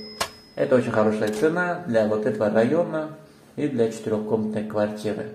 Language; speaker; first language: Russian; non-native, fluent; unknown